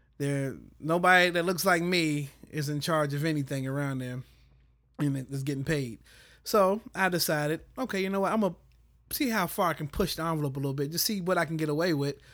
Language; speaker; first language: English; native; English